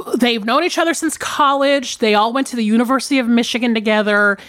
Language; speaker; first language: English; native; English